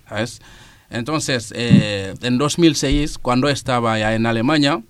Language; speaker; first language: Spanish; non-native, fluent; Serer